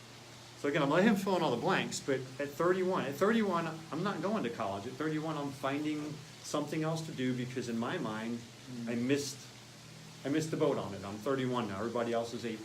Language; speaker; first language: English; native; English